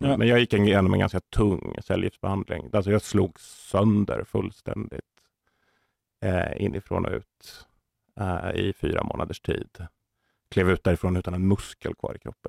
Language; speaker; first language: Swedish; native; Swedish